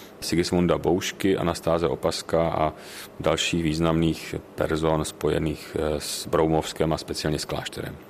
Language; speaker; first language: Czech; native; Czech